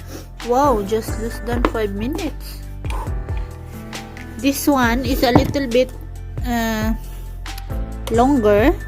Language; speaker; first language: English; non-native, local second language; Filipino